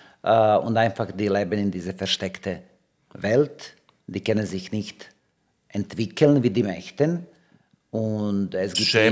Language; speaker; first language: German; non-native, learner; Serbian